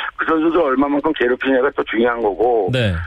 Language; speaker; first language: Korean; native; Korean